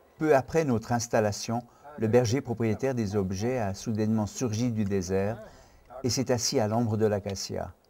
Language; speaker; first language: French; native; French